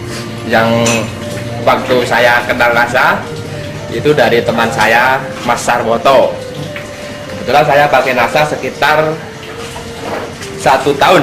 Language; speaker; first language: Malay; non-native, local second language; Javanese